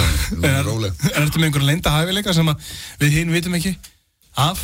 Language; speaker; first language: Icelandic; native; Icelandic